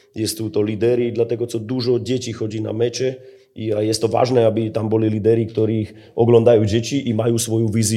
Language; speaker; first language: Polish; non-native, learner; Slovak